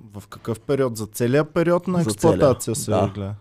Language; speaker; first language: Bulgarian; native; Bulgarian